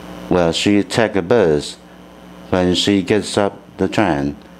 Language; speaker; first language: English; non-native, fluent; Chinese